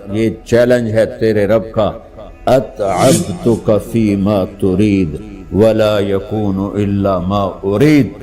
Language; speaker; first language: Urdu; non-native, local second language; Punjabi